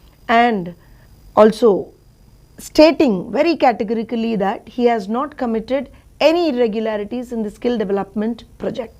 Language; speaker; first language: English; non-native, local second language; Telugu